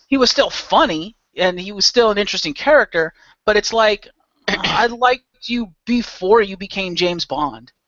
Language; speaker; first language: English; native; English